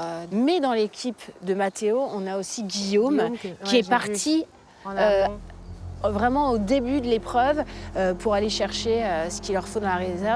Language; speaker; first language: French; native; French